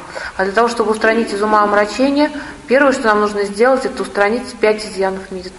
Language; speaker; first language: Russian; native; Russian